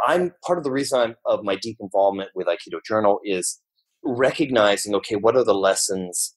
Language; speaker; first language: English; native; English